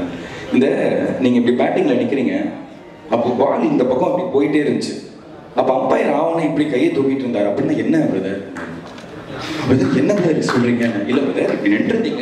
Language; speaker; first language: Tamil; native; Tamil